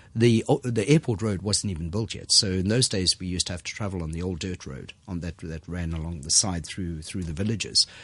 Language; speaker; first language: English; native; English